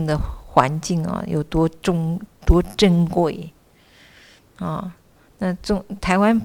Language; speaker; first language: Chinese; native; Chinese